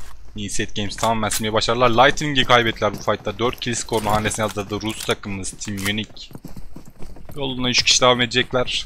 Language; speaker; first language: Turkish; native; Turkish